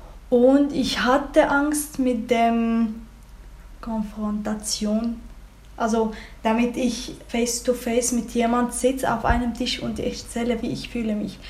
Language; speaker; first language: German; non-native, learner; Arabic